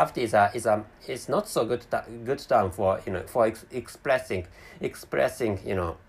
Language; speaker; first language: English; non-native, fluent; Japanese